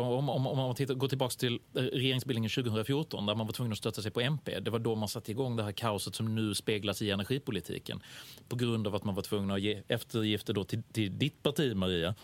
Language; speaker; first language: Swedish; native; Swedish